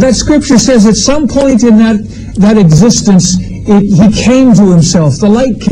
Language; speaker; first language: English; native; English